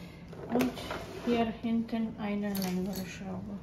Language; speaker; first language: German; non-native, fluent; Croatian